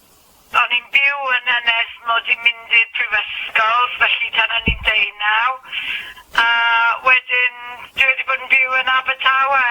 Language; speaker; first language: Welsh; non-native, local second language; English